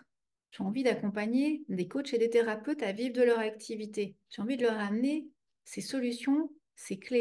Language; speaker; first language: French; native; French